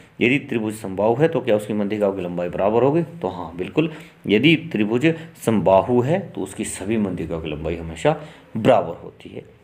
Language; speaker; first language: Hindi; native; Hindi